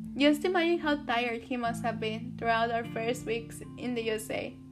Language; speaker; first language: English; early bilingual, other home language; Spanish